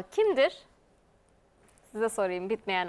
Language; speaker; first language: Turkish; native; Turkish